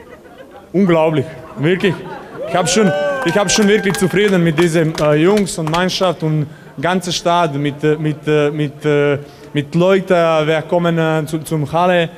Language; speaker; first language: German; non-native, learner; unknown